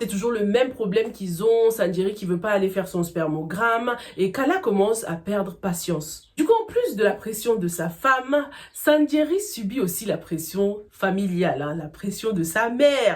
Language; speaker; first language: French; native; French